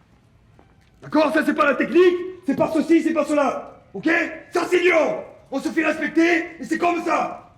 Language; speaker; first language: French; native; French